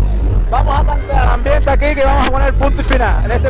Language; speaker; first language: Spanish; native; Spanish